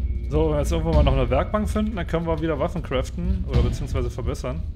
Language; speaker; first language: German; native; German